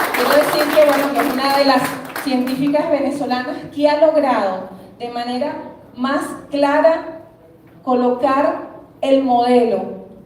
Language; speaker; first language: Spanish; native; Spanish